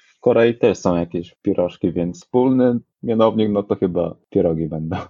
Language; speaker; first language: Polish; early bilingual, other home language; Mongolian